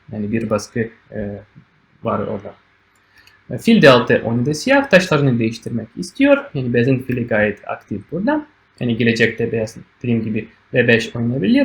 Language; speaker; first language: Turkish; non-native, fluent; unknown